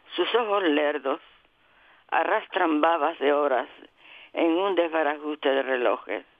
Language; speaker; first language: Spanish; native; Spanish